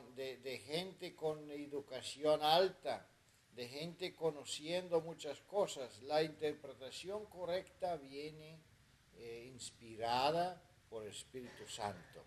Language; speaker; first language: Spanish; non-native, fluent; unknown